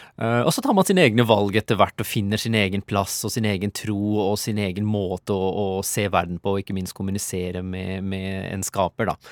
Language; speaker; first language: Norwegian; early bilingual, other home language; Urdu